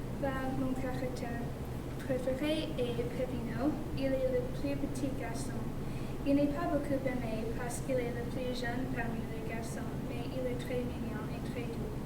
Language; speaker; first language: French; non-native, learner; English